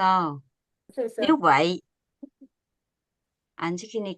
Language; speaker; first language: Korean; non-native, learner; Vietnamese